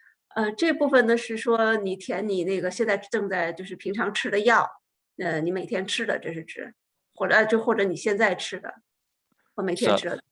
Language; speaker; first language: Chinese; native; Chinese